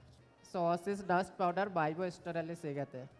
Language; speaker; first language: Kannada; non-native, learner; Bangla